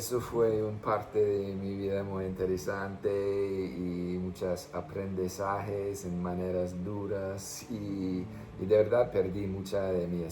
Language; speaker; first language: Spanish; non-native, fluent; English